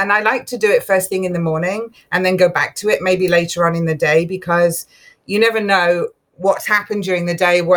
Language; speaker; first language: English; native; English